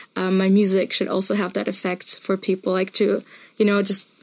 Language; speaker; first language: English; non-native, fluent; German